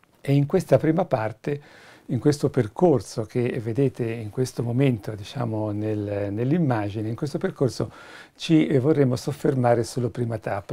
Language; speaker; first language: Italian; native; Italian